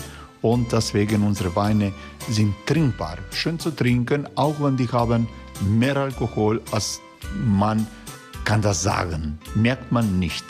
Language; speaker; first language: German; non-native, learner; Croatian